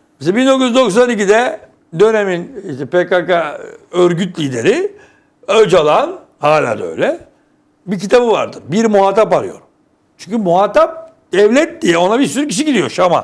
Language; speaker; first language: Turkish; native; Turkish